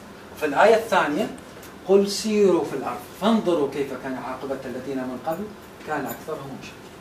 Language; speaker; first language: Arabic; native; Arabic